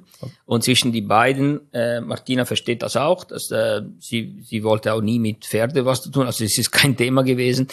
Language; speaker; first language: German; non-native, fluent; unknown